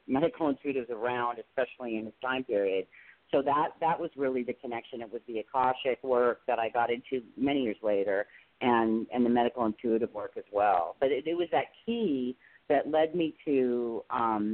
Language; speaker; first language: English; native; English